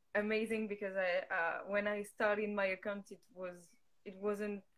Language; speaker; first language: English; non-native, fluent; French